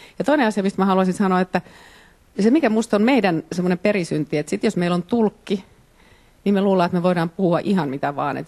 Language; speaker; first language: Finnish; native; Finnish